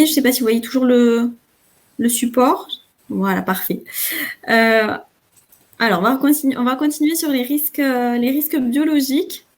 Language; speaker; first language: French; native; French